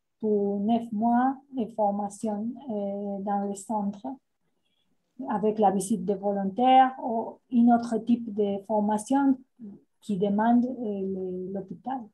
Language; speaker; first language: French; non-native, fluent; Spanish